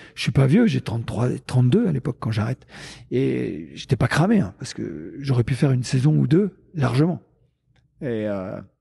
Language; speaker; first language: French; native; French